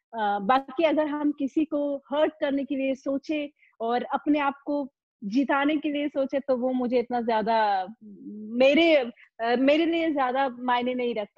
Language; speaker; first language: Hindi; non-native, fluent; Pashto